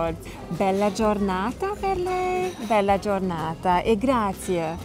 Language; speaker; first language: Italian; non-native, learner; Hungarian